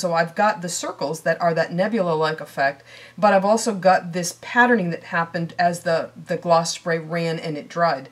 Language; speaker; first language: English; native; English